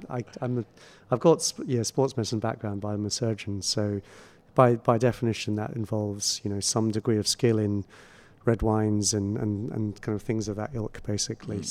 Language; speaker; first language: English; native; English